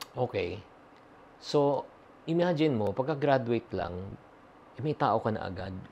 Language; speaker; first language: Filipino; native; Filipino